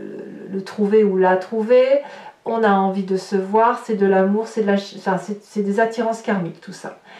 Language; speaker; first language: French; native; French